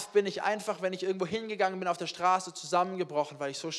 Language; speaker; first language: German; native; German